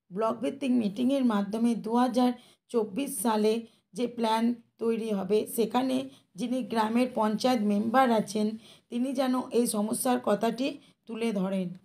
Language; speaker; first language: Bangla; native; Bangla